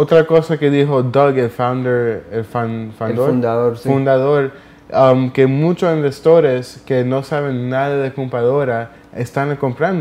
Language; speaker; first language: Spanish; early bilingual, heritage; Spanish